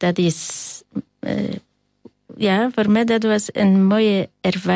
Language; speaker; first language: Dutch; non-native, learner; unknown